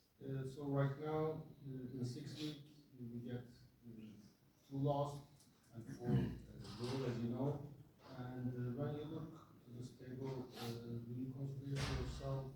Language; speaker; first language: English; non-native, learner; Turkish